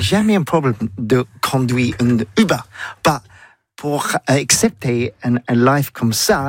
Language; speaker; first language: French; non-native, learner; English